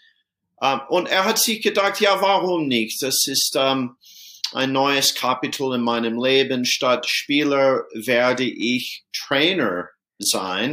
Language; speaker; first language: German; non-native, fluent; English